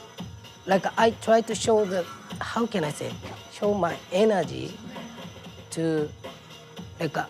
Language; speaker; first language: English; non-native, learner; Japanese